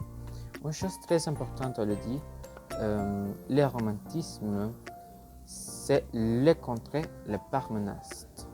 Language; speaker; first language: French; non-native, learner; Spanish